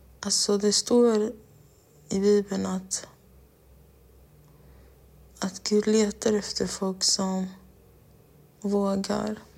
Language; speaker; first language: Swedish; non-native, local second language; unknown